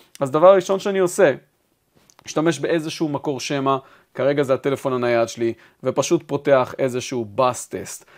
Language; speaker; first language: Hebrew; native; Hebrew